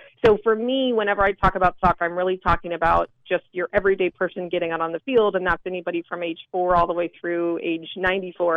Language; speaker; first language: English; native; English